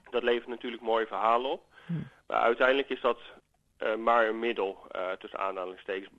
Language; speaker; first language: Dutch; native; Dutch